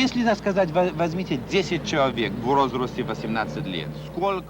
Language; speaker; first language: Russian; non-native, learner; English